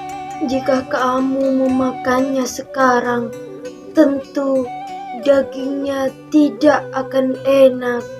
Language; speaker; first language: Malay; non-native, local second language; Javanese